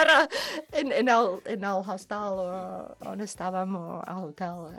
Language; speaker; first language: Catalan; non-native, learner; English